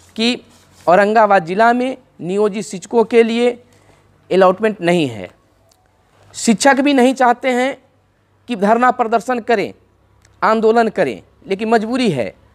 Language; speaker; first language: Hindi; native; Hindi